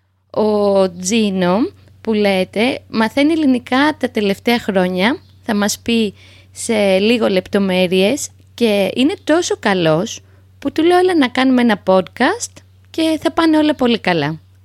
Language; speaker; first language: Greek; native; Greek